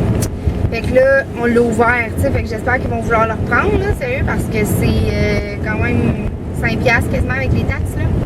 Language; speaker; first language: French; native; French